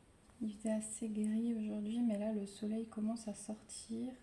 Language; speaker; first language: French; native; French